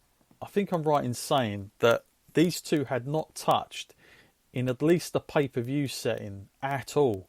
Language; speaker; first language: English; native; English